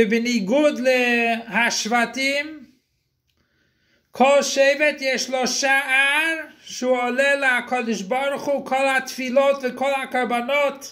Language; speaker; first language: Hebrew; non-native, fluent; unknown